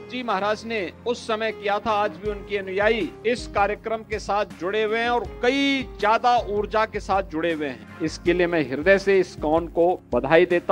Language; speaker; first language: Hindi; native; Hindi